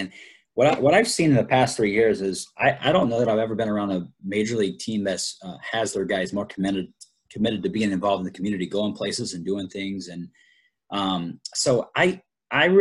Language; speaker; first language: English; native; English